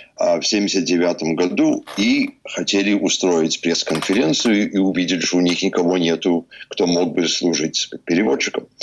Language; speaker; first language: Russian; early bilingual, heritage; Russian